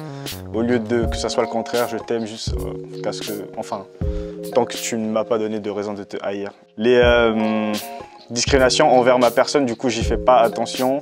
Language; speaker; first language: French; native; French